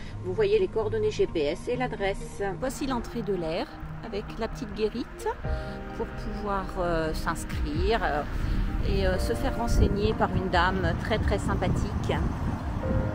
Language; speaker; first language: French; native; French